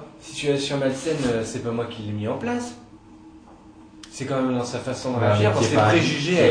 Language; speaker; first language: French; native; French